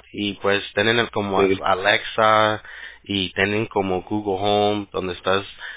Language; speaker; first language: Spanish; early bilingual, heritage; Spanish